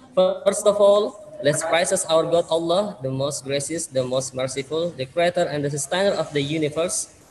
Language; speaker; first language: English; non-native, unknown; Indonesian